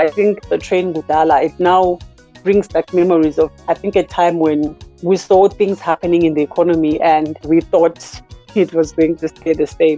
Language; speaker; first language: English; non-native, local second language; North Ndebele